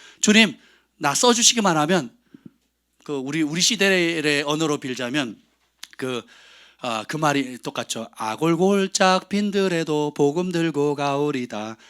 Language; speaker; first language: Korean; native; Korean